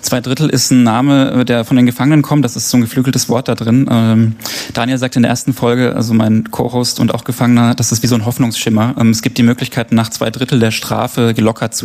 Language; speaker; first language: German; native; German